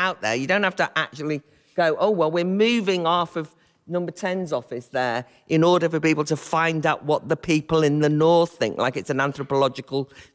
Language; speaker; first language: English; native; English